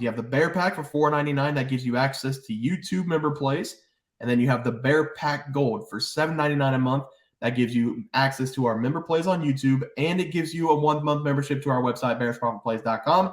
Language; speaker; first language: English; native; English